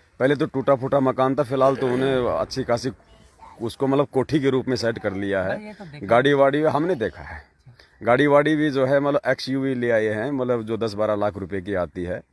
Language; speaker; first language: Hindi; native; Hindi